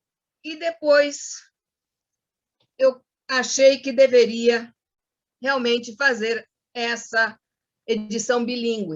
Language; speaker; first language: Portuguese; non-native, fluent; Spanish